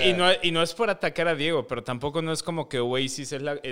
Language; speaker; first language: Spanish; native; Spanish